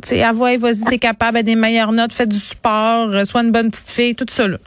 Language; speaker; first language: French; native; French